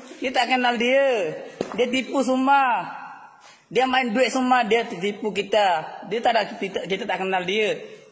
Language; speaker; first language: Malay; non-native, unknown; Rohingya